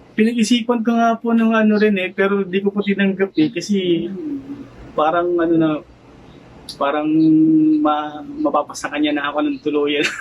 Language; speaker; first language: Filipino; native; Filipino